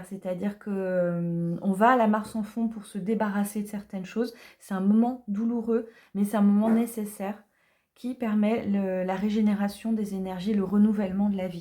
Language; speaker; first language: French; native; French